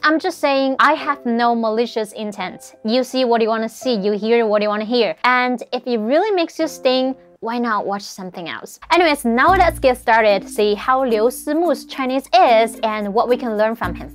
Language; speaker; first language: English; non-native, fluent; Chinese